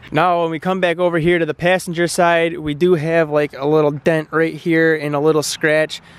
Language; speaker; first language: English; native; English